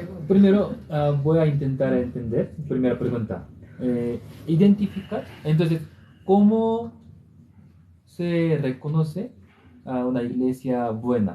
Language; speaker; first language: Spanish; non-native, learner; Korean